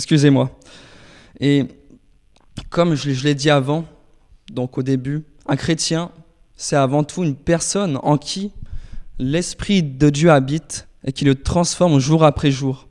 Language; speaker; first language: French; native; French